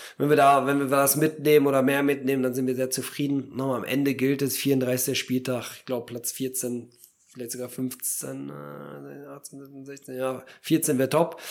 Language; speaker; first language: German; early bilingual, other home language; Polish